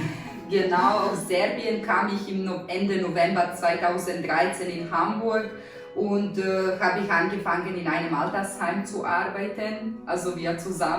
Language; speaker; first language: German; non-native, fluent; Serbian